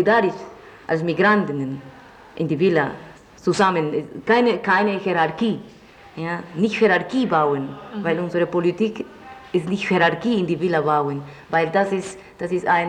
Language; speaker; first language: German; non-native, fluent; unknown